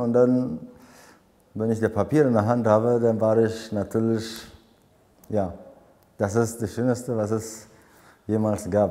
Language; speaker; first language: German; non-native, fluent; Amharic